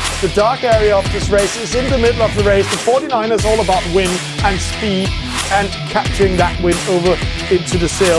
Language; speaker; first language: English; non-native, fluent; Danish